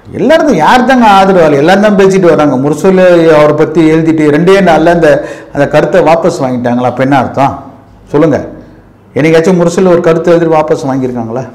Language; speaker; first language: Tamil; native; Tamil